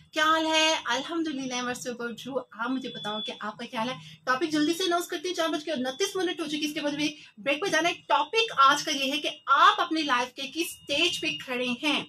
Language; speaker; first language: Urdu; non-native, local second language; Punjabi